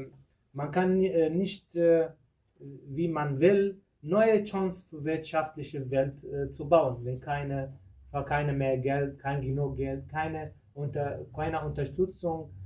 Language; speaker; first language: German; non-native, learner; Kurdish